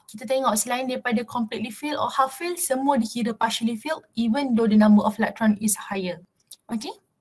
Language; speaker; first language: English; non-native, local second language; Malay